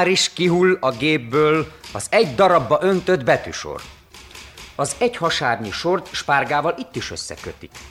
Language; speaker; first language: Hungarian; native; Hungarian